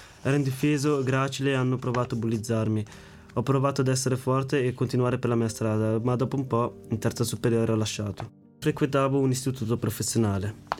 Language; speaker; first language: Italian; early bilingual, other home language; Arabic